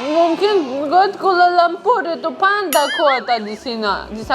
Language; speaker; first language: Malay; non-native, learner; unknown